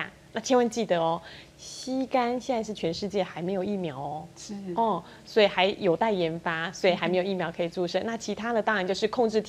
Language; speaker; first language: Chinese; native; Chinese